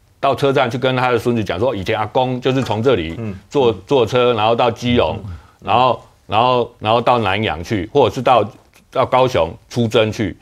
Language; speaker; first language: Chinese; native; Chinese